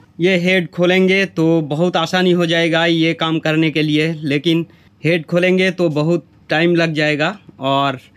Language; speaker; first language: Hindi; non-native, local second language; Bangla